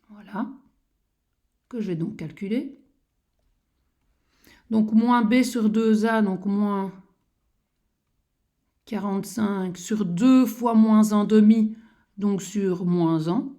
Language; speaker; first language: French; native; French